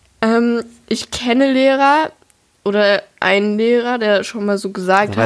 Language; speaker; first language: German; native; German